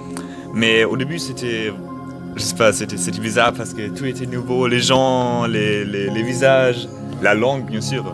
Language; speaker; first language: French; non-native, learner; German